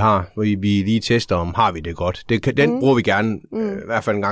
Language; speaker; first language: Danish; native; Danish